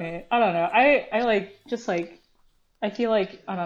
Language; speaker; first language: English; early bilingual, other home language; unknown